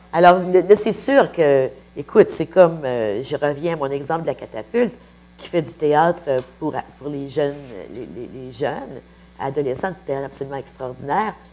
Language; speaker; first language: French; native; French